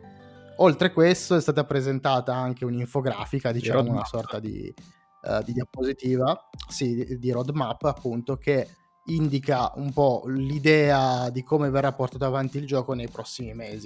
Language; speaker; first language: Italian; native; Italian